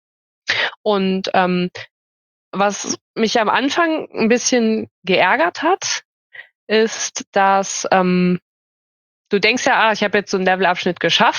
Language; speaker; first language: German; native; German